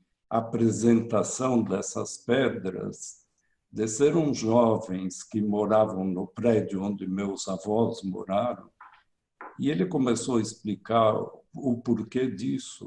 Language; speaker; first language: Portuguese; early bilingual, other home language; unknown